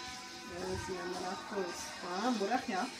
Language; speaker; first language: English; non-native, learner; Czech